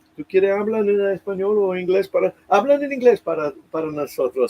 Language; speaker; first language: Spanish; non-native, learner; English